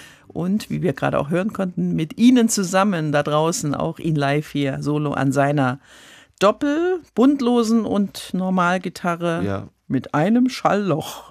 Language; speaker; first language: German; native; German